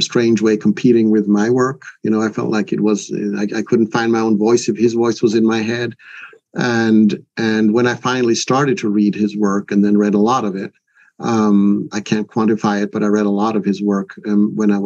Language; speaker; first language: English; non-native, fluent; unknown